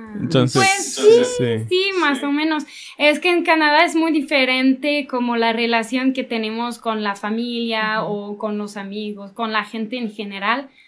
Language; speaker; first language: Spanish; non-native, fluent; English